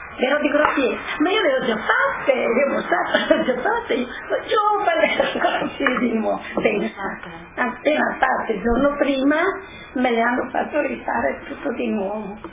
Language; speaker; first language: Italian; native; Italian